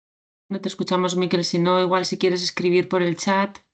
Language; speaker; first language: Spanish; native; Spanish